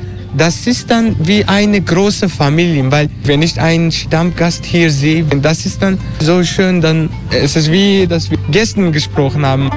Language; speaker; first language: German; non-native, fluent; Turkish